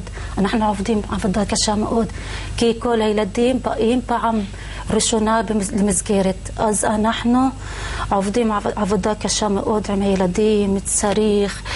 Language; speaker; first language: Hebrew; non-native, local second language; Arabic